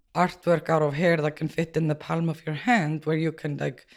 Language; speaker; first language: English; non-native, fluent; Icelandic